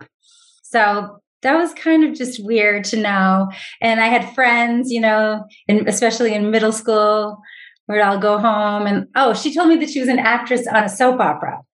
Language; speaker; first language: English; native; English